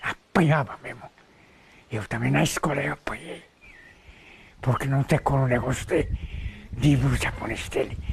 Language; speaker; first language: Portuguese; non-native, learner; Korean